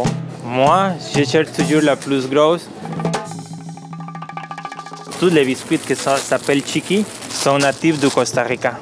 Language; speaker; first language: French; non-native, learner; Spanish